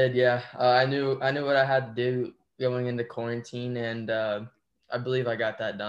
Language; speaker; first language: English; native; English